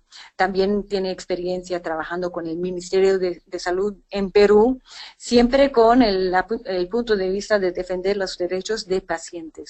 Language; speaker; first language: Spanish; non-native, fluent; English